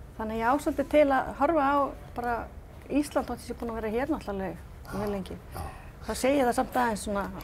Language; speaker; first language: Icelandic; early bilingual, heritage; Icelandic